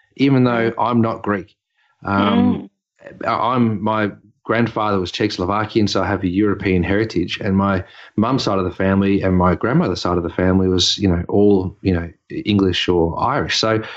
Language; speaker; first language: English; native; English